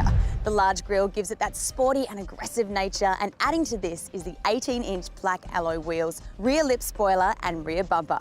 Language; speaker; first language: English; native; English